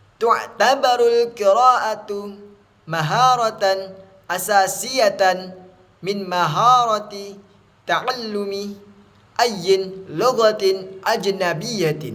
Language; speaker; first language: Arabic; non-native, learner; Indonesian